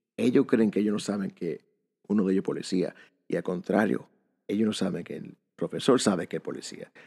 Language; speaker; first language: Spanish; early bilingual, heritage; Spanish